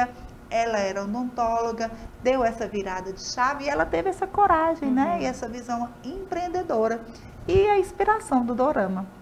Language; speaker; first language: Portuguese; native; Portuguese